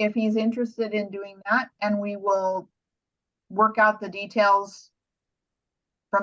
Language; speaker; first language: English; native; English